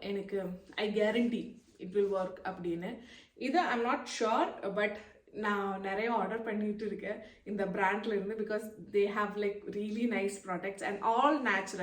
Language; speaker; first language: Tamil; non-native, local second language; Malayalam